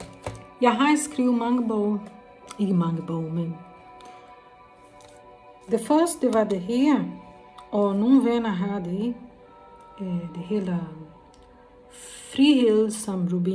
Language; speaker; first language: Danish; non-native, learner; Portuguese